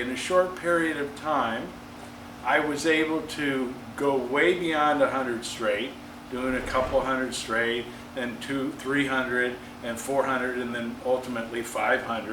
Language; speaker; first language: English; native; English